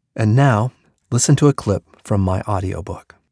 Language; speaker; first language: English; native; English